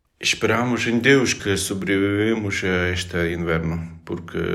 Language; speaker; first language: Portuguese; non-native, learner; Ukrainian